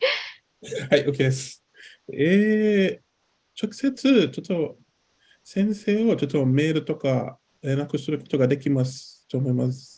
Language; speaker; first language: Japanese; non-native, learner; English